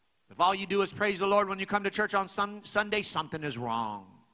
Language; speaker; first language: English; native; English